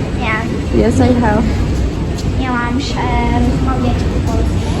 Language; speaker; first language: Polish; non-native, learner; Ukrainian